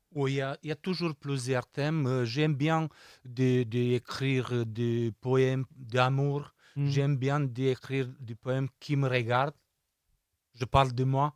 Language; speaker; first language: French; non-native, fluent; Romanian